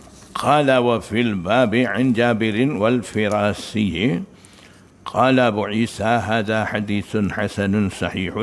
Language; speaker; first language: Arabic; non-native, fluent; Malay